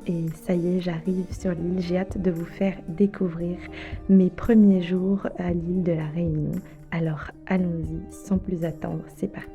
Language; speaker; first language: French; native; French